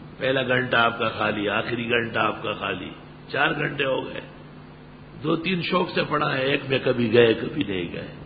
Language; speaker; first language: Urdu; non-native, local second language; Pashto